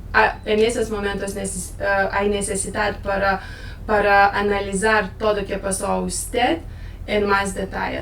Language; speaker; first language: Spanish; non-native, learner; Lithuanian